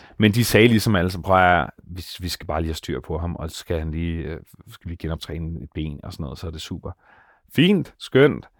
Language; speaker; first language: Danish; native; Danish